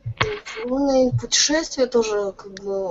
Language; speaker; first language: Russian; native; Russian